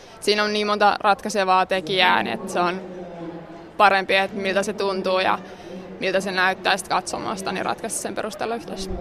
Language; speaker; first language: Finnish; native; Finnish